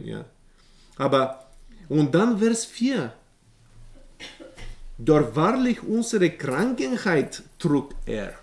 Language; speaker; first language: German; non-native, learner; Bulgarian